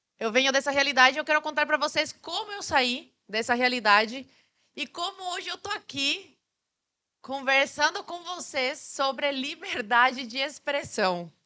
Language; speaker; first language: Portuguese; early bilingual, other home language; Spanish